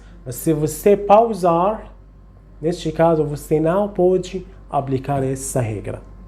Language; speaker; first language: Portuguese; non-native, fluent; Arabic